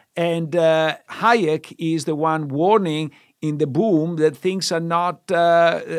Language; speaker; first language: English; non-native, fluent; Italian